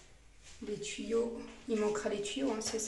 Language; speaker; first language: French; native; French